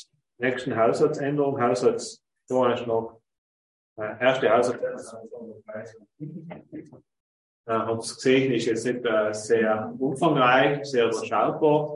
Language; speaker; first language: German; native; German